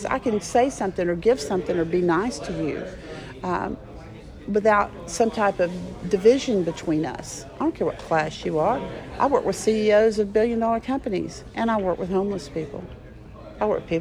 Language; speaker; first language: English; native; English